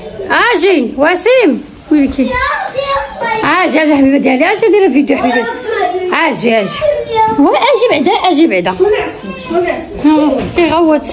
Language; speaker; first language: Arabic; native; Arabic